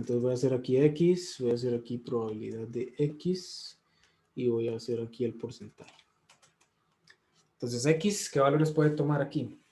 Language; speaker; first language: Spanish; native; Spanish